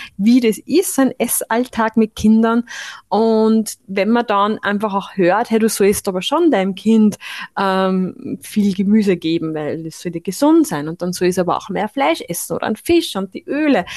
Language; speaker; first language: German; native; German